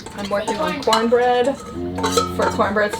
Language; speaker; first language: English; native; English